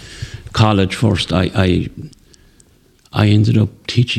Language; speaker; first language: English; native; English